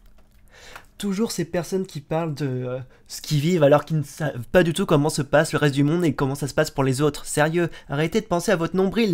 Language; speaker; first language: French; native; French